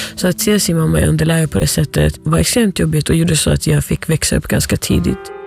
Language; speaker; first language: Swedish; early bilingual, other home language; Somali